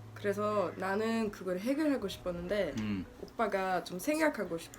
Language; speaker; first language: Korean; non-native, learner; Swedish